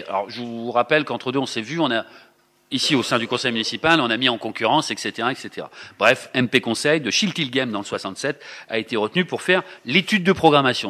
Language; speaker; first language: French; native; French